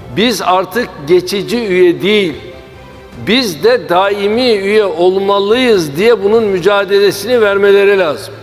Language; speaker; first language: Turkish; native; Turkish